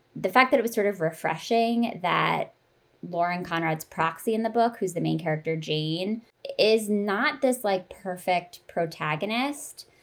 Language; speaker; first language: English; native; English